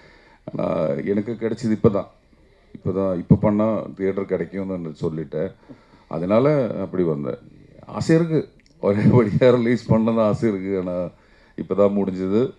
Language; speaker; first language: Tamil; non-native, learner; Malayalam